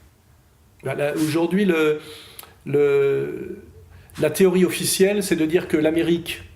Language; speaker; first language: French; native; French